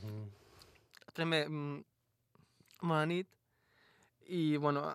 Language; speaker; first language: Catalan; non-native, fluent; Arabic